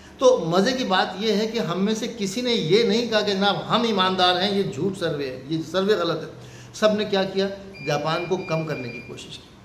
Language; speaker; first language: Urdu; native; Urdu